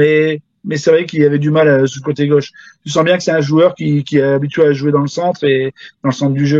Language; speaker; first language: French; native; French